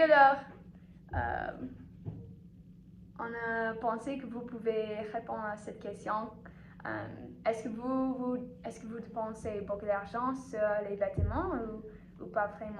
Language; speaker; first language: French; non-native, fluent; English